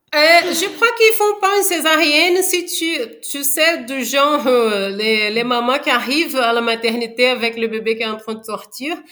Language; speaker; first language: French; non-native, fluent; Portuguese